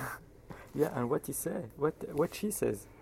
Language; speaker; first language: English; non-native, fluent; French